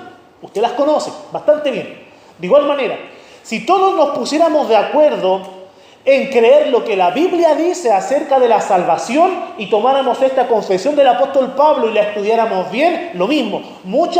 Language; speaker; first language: Spanish; native; Spanish